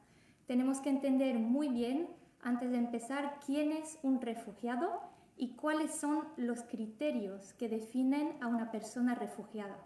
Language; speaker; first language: Spanish; non-native, fluent; French